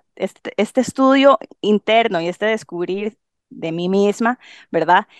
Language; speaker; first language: Spanish; native; Spanish